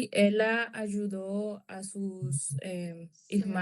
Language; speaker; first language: Portuguese; non-native, learner; Spanish